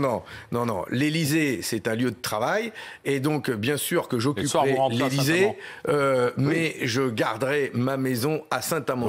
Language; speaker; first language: French; native; French